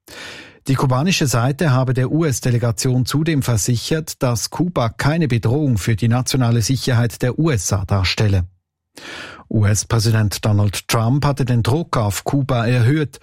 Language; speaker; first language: German; native; German